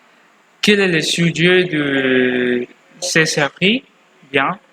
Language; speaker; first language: French; non-native, learner; Spanish